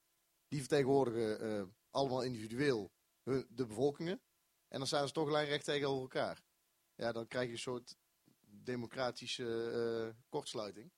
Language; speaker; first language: Dutch; native; Dutch